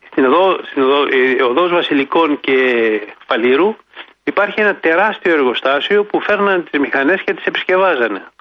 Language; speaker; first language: Greek; native; Greek